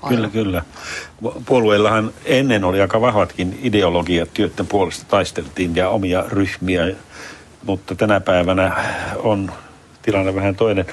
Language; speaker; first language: Finnish; native; Finnish